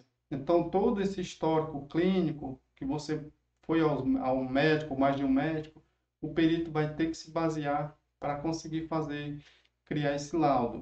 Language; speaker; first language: Portuguese; native; Portuguese